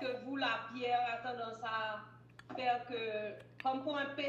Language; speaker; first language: French; native; French